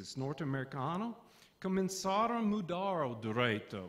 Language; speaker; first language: Portuguese; non-native, fluent; English